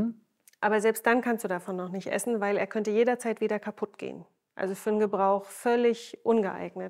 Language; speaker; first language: German; native; German